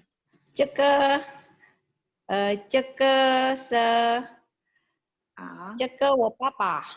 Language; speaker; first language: Chinese; non-native, learner; Indonesian